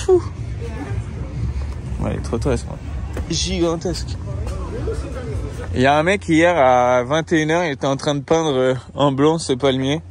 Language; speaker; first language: French; native; French